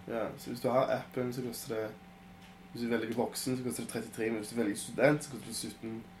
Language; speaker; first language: Norwegian; early bilingual, other home language; Polish